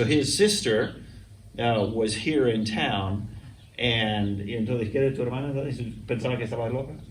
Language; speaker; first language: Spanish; non-native, fluent; English